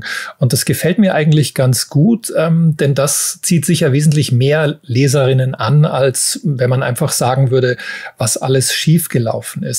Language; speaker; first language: German; native; German